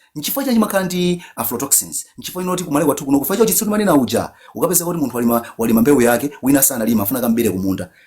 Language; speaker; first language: Nyanja; native; Nyanja